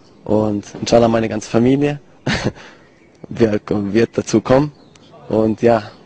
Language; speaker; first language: German; early bilingual, other home language; Italian